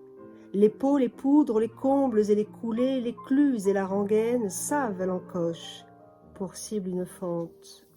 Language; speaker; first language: French; native; French